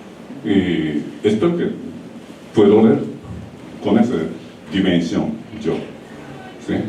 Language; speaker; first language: Spanish; non-native, learner; Japanese